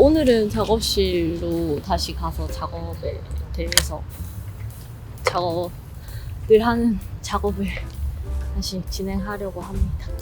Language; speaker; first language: Korean; native; Korean